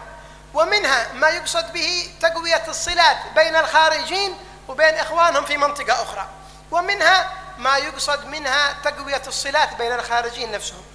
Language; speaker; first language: Arabic; native; Arabic